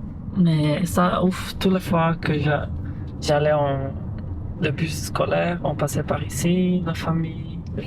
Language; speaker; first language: French; non-native, fluent; Portuguese